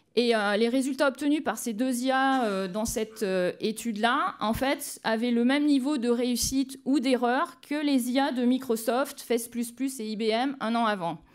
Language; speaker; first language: French; native; French